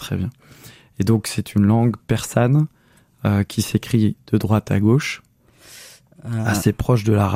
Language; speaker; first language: French; native; French